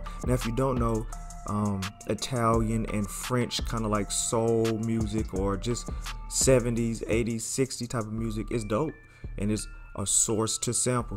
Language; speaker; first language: English; native; English